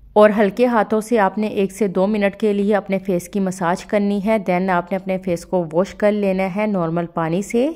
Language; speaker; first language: Urdu; native; Urdu